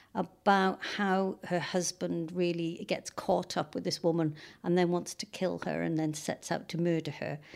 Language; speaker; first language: English; native; English